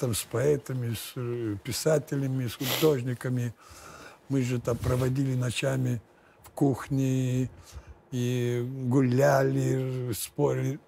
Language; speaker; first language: Russian; non-native, fluent; Lithuanian